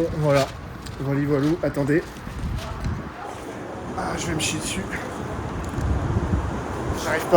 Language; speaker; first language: French; native; French